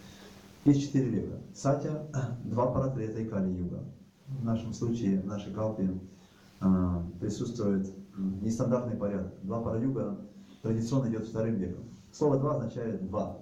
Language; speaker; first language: Russian; native; Russian